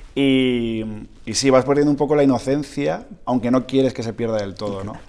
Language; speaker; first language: Spanish; native; Spanish